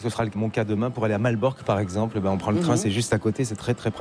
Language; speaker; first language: French; native; French